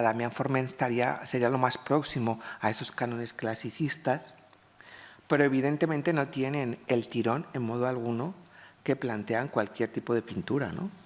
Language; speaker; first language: Spanish; native; Spanish